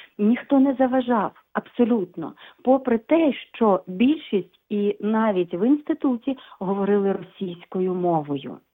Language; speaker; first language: Ukrainian; non-native, local second language; Russian